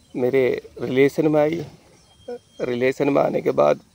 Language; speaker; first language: Hindi; native; Hindi